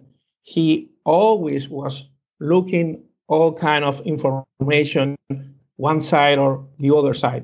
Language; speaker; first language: English; non-native, learner; Spanish